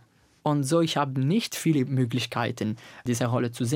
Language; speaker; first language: German; non-native, fluent; Italian